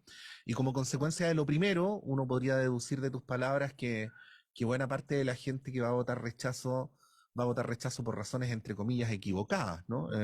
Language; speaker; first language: Spanish; native; Spanish